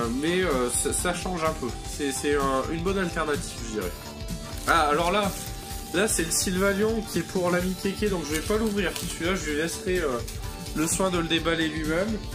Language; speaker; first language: French; native; French